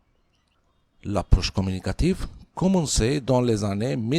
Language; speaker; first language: French; non-native, fluent; Bangla